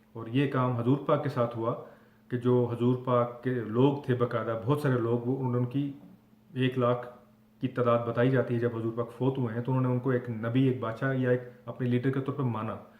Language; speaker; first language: Urdu; non-native, local second language; Punjabi